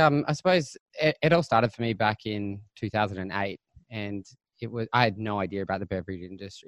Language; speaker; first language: English; native; English